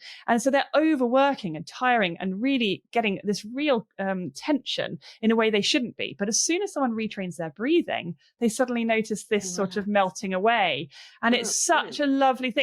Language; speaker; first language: English; native; English